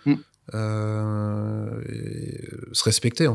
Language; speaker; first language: French; native; French